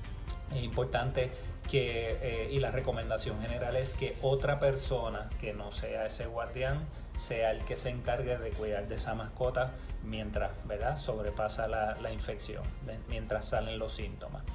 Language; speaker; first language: Spanish; native; Spanish